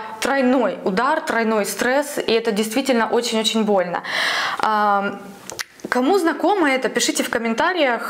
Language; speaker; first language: Russian; native; Russian